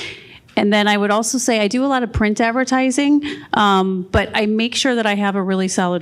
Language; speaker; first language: English; native; English